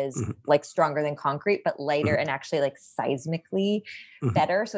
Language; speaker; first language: English; native; English